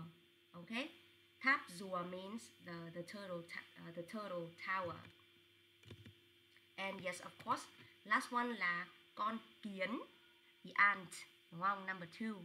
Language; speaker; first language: English; non-native, fluent; Vietnamese